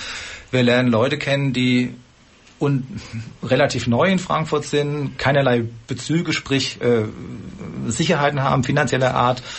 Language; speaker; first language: German; native; German